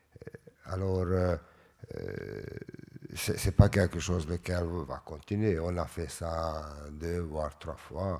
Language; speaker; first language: French; non-native, fluent; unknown